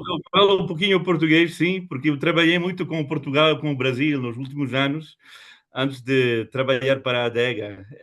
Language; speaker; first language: Portuguese; non-native, fluent; German